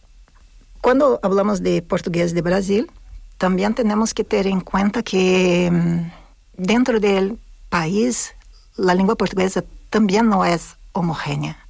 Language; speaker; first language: Spanish; non-native, fluent; Portuguese